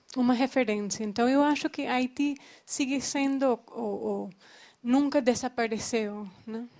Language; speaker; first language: Portuguese; non-native, fluent; English